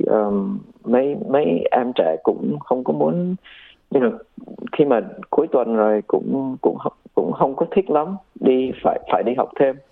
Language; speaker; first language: Vietnamese; early bilingual, heritage; Vietnamese